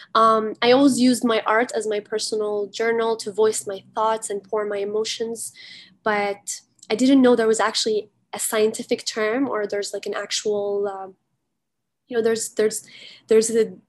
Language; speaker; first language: English; early bilingual, heritage; Arabic